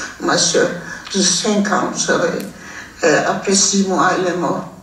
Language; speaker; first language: French; non-native, fluent; Armenian